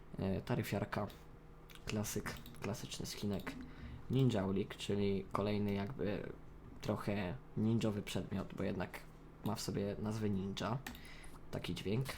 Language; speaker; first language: Polish; native; Polish